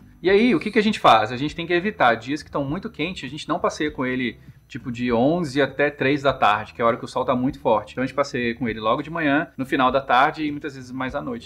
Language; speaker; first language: Portuguese; native; Portuguese